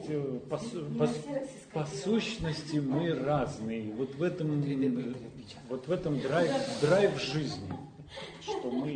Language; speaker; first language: Russian; native; Russian